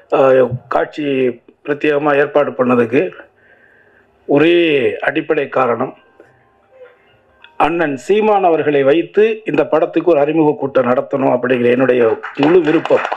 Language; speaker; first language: Tamil; native; Tamil